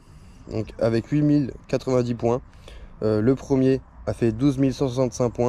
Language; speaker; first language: French; native; French